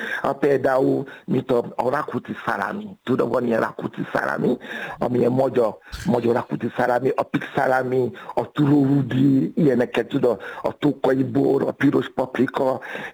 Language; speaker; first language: Hungarian; non-native, fluent; Yoruba